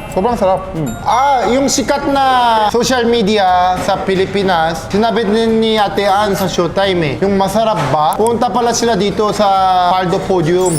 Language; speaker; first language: Filipino; non-native, fluent; Korean